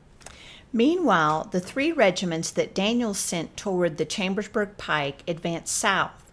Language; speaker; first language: English; native; English